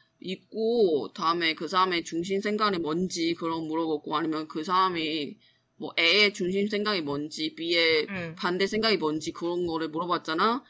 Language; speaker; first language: Korean; non-native, fluent; Chinese